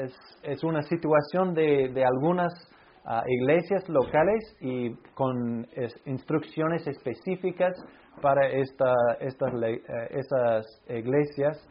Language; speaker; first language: Spanish; non-native, fluent; English